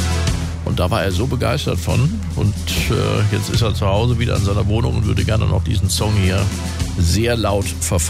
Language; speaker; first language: German; native; German